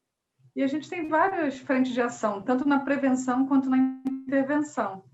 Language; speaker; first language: Portuguese; native; Portuguese